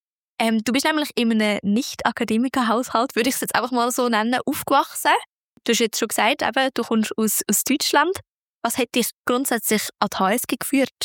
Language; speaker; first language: German; native; German